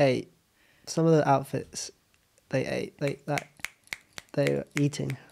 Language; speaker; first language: English; native; English